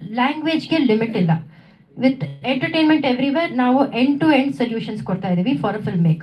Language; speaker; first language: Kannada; non-native, local second language; Tamil